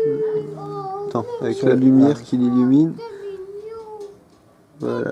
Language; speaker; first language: French; native; French